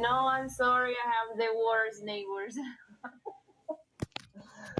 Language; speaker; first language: English; non-native, fluent; Spanish